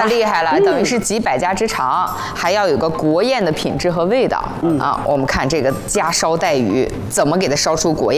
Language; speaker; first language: Chinese; native; Chinese